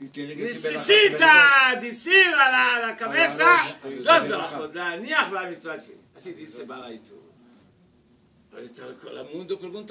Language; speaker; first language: Spanish; non-native, learner; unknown